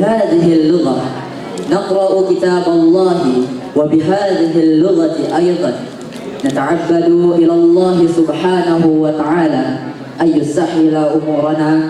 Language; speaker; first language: Arabic; non-native, learner; Indonesian